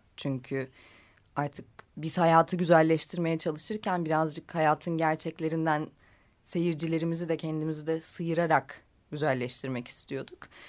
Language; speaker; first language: Turkish; native; Turkish